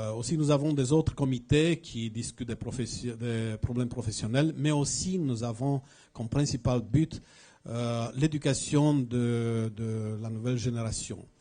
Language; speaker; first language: French; non-native, fluent; Romanian